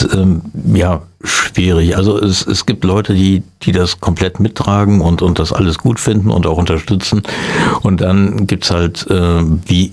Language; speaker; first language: German; native; German